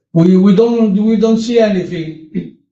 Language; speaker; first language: English; non-native, learner; Italian